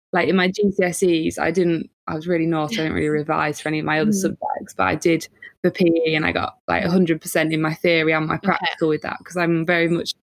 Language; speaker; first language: English; native; English